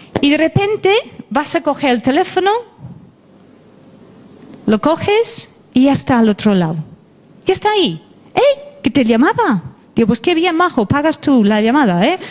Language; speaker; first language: Spanish; non-native, fluent; English